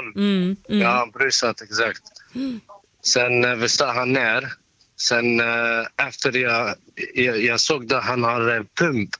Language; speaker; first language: Swedish; non-native, fluent; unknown